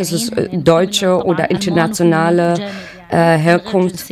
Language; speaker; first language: German; non-native, learner; Arabic